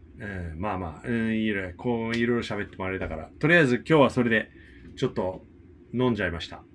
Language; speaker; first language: Japanese; non-native, fluent; English